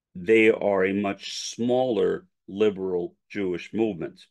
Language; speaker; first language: English; native; English